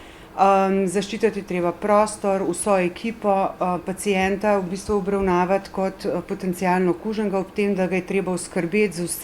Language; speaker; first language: Slovenian; native; Slovenian